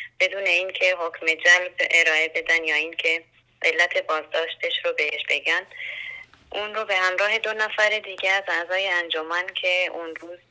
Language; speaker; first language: Persian; non-native, local second language; Central Kurdish